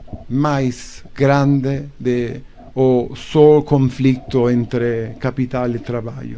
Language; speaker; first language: Portuguese; non-native, learner; Italian